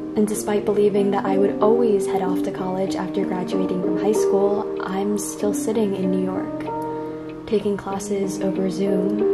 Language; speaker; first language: English; native; English